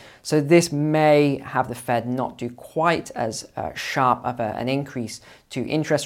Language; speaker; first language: English; native; English